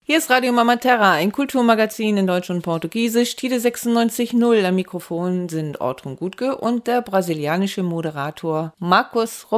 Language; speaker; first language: German; native; German